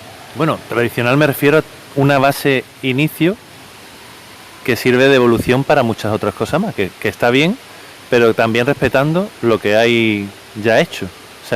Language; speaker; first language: Spanish; native; Spanish